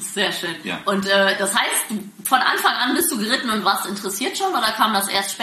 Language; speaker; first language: German; native; German